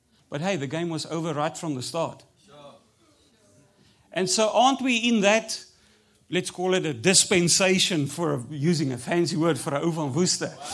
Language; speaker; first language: English; non-native, fluent; Afrikaans